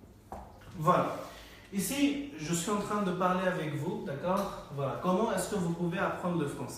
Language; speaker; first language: French; non-native, fluent; Bangla